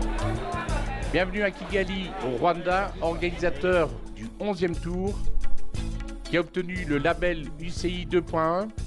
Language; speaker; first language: French; native; French